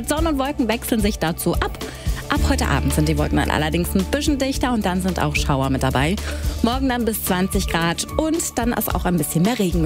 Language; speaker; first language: German; native; German